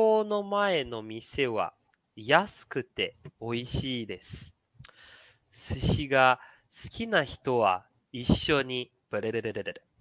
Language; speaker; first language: Japanese; non-native, learner; Portuguese